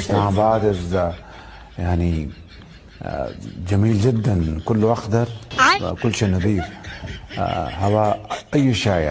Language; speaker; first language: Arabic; non-native, learner; Urdu